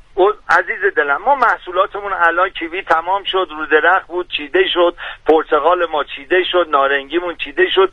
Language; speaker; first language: Persian; native; Persian